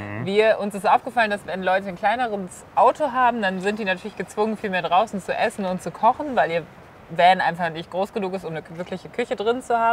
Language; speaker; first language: German; native; German